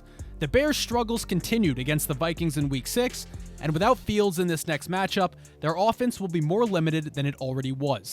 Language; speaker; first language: English; native; English